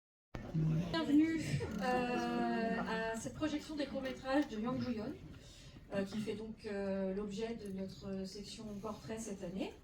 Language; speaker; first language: French; native; French